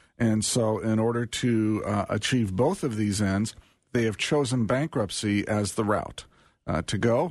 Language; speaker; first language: English; native; English